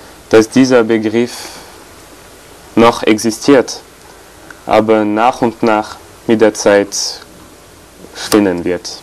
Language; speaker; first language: German; non-native, fluent; French